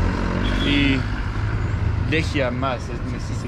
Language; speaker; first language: Spanish; non-native, learner; Danish